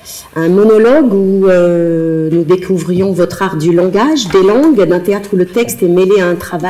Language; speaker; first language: French; native; French